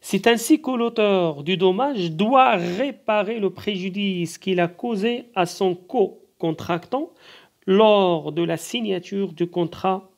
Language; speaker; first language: French; non-native, local second language; Arabic